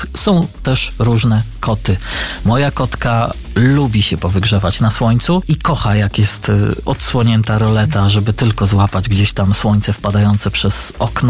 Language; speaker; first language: Polish; native; Polish